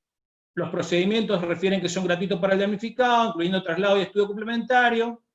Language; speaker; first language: Spanish; native; Spanish